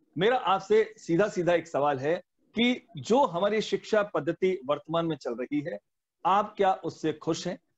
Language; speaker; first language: Hindi; native; Hindi